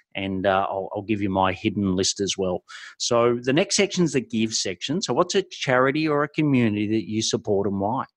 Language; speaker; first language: English; native; English